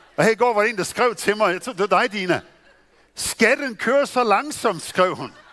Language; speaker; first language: Danish; native; Danish